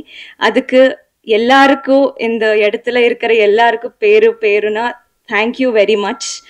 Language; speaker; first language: Tamil; non-native, learner; Telugu